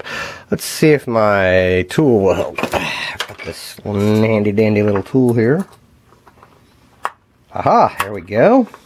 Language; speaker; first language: English; native; English